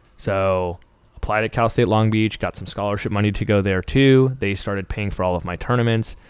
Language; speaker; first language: English; early bilingual, other home language; Persian